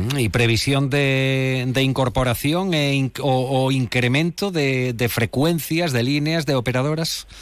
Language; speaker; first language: Spanish; native; Spanish